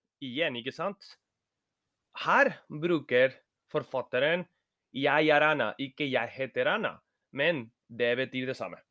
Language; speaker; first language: Norwegian; non-native, learner; Spanish